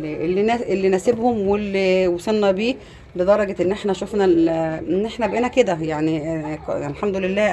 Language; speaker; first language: Arabic; native; Arabic